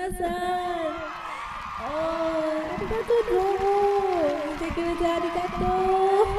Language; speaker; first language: Japanese; non-native, learner; English